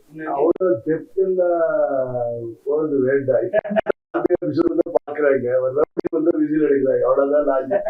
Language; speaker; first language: Tamil; non-native, learner; Kannada